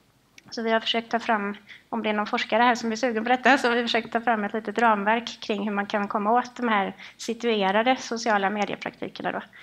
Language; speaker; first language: Swedish; native; Swedish